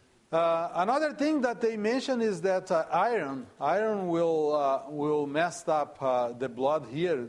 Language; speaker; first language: English; non-native, fluent; Portuguese